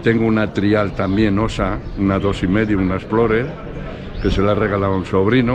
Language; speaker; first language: Spanish; native; Spanish